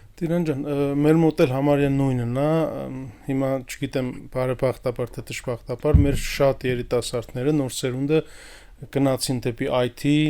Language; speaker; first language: Armenian; early bilingual, heritage; Armenian